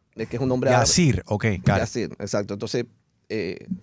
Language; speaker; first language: Spanish; early bilingual, heritage; Spanish